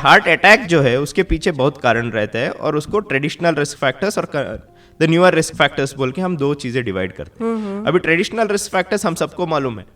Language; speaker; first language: Hindi; non-native, local second language; Kannada